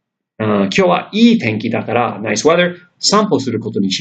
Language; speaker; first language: Japanese; non-native, fluent; English